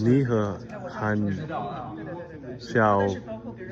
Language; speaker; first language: Chinese; non-native, learner; English